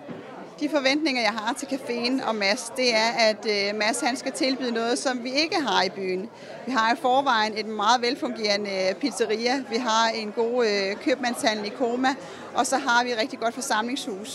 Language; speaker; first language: Danish; native; Danish